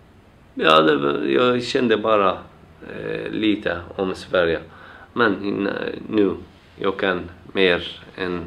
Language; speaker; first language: Swedish; non-native, learner; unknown